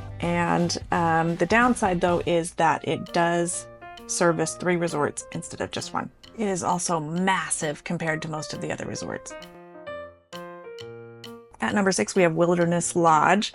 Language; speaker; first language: English; native; English